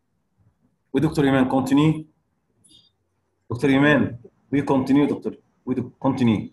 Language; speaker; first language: French; non-native, fluent; Arabic